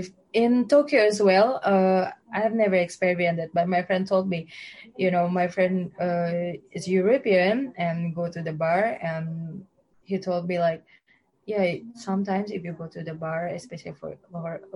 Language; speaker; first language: English; non-native, learner; Indonesian